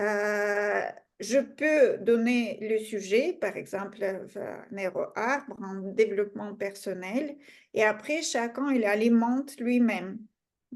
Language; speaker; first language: French; non-native, fluent; Russian